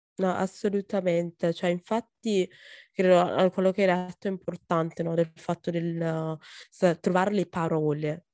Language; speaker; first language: Italian; early bilingual, other home language; Akan